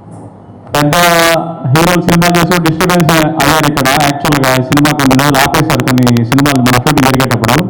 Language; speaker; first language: Telugu; native; Telugu